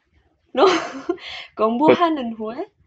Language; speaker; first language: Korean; non-native, learner; English